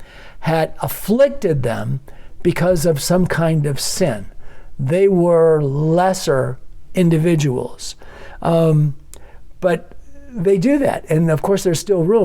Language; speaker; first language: English; native; English